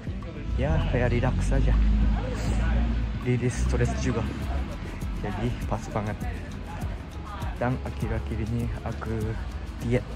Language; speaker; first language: Indonesian; non-native, fluent; Japanese